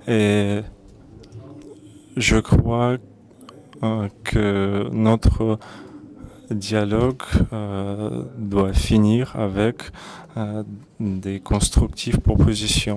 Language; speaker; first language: French; non-native, fluent; Russian